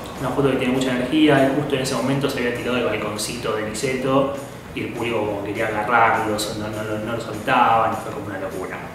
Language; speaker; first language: Spanish; native; Spanish